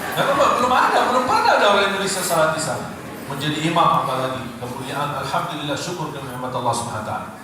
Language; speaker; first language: Indonesian; non-native, fluent; Arabic